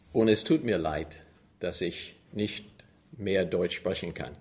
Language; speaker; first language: German; early bilingual, other home language; English